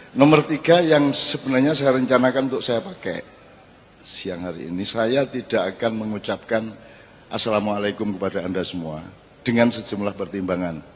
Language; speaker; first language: Indonesian; non-native, local second language; Javanese